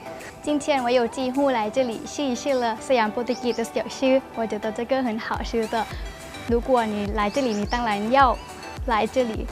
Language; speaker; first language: Chinese; non-native, learner; Thai